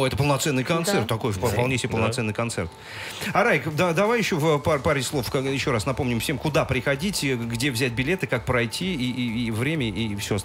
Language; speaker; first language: Russian; native; Russian